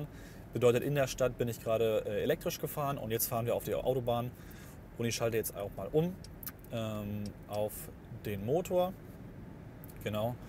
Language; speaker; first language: German; native; German